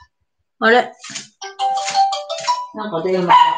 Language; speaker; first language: Japanese; native; Japanese